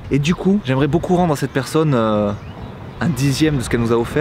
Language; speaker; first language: French; native; French